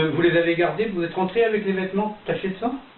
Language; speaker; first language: French; native; French